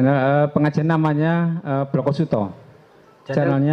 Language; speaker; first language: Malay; non-native, local second language; Javanese